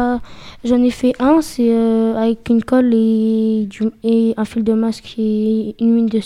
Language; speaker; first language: French; native; French